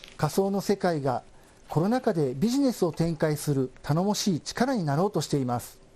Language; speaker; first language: Japanese; native; Japanese